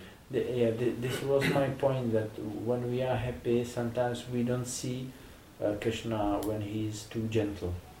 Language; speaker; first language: English; non-native, fluent; Czech